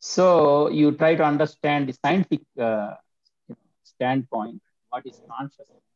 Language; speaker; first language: English; non-native, local second language; Telugu